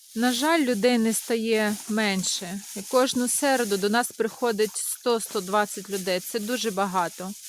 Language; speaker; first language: Ukrainian; native; Ukrainian